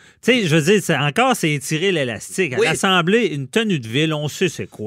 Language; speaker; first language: French; native; French